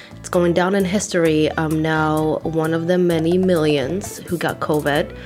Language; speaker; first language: English; non-native, fluent; Swedish